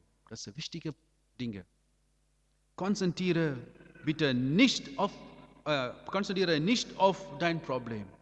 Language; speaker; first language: German; non-native, learner; Amharic